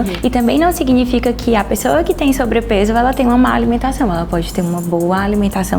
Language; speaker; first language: Portuguese; native; Portuguese